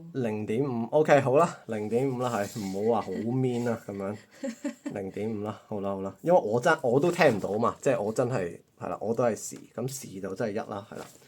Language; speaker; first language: Cantonese; native; Cantonese